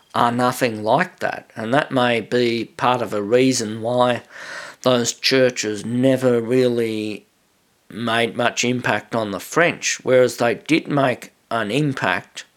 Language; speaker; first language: English; native; English